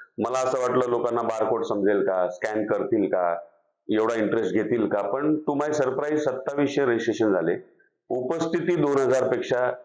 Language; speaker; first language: Marathi; native; Marathi